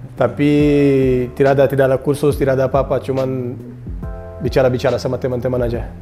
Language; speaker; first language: Indonesian; non-native, learner; Portuguese